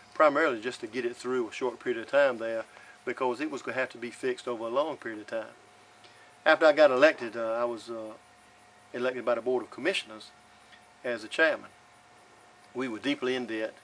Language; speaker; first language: English; native; English